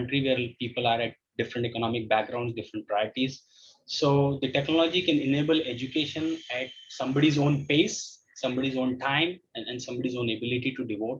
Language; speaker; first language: English; non-native, local second language; Hindi